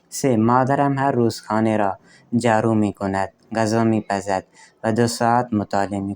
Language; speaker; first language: Persian; non-native, fluent; Urdu